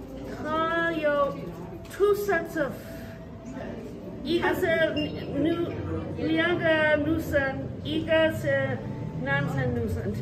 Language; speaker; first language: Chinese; non-native, learner; English